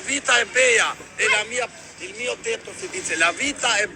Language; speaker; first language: Italian; non-native, learner; Albanian